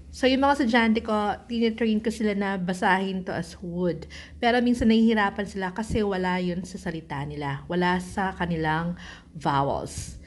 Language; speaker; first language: Filipino; native; Filipino